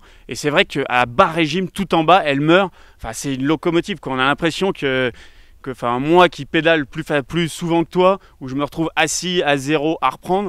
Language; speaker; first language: French; native; French